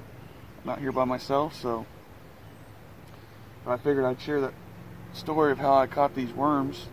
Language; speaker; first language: English; native; English